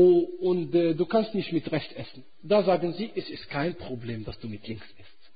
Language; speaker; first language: German; non-native, fluent; Arabic